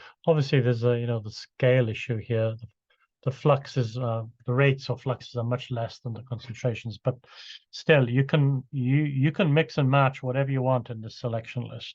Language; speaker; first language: English; native; English